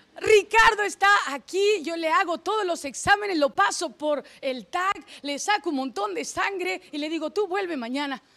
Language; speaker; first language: Spanish; native; Spanish